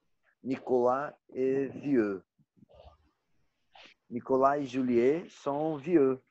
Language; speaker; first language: French; non-native, learner; Portuguese